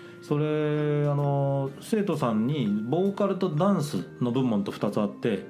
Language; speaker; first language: Japanese; native; Japanese